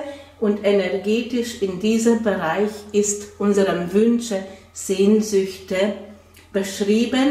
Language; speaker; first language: German; non-native, fluent; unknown